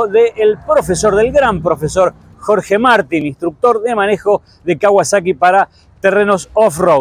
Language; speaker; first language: Spanish; native; Spanish